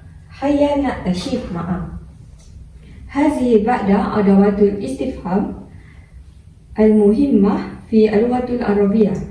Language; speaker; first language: Arabic; non-native, learner; Malay